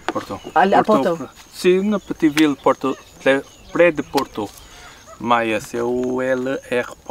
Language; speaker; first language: French; non-native, learner; Portuguese